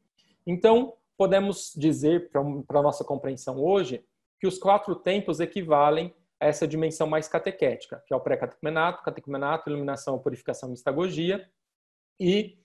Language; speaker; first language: Portuguese; native; Portuguese